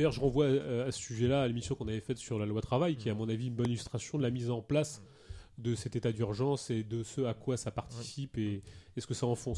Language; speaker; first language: French; native; French